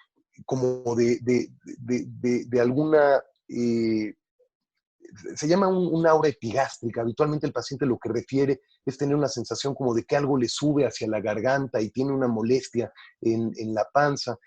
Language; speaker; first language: Spanish; native; Spanish